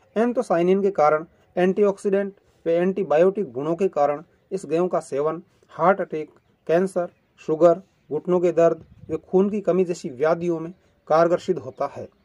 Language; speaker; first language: Hindi; native; Hindi